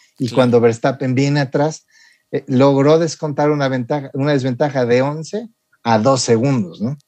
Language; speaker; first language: Spanish; native; Spanish